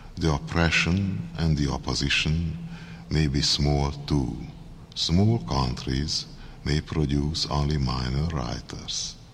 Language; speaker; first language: English; non-native, fluent; Hungarian